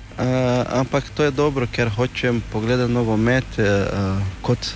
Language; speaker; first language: Slovenian; non-native, learner; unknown